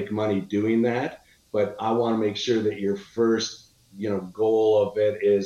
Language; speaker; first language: English; native; English